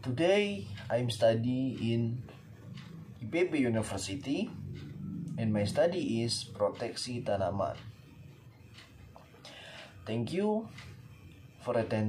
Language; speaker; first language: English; non-native, learner; Indonesian